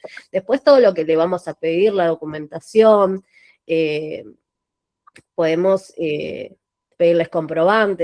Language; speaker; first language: Spanish; native; Spanish